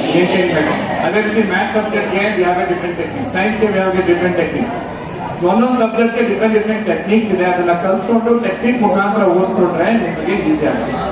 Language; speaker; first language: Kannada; non-native, local second language; Urdu